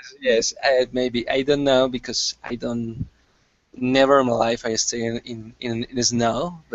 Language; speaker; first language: English; non-native, learner; Spanish